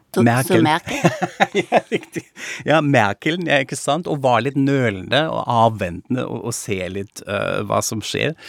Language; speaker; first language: Norwegian; non-native, fluent; German